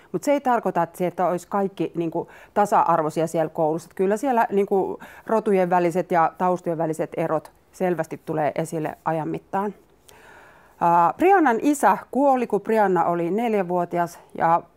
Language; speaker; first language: Finnish; native; Finnish